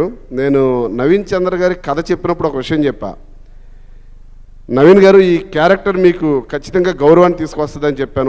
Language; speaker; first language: Telugu; native; Telugu